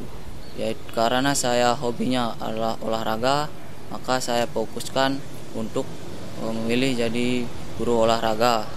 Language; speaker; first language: Indonesian; non-native, local second language; Balinese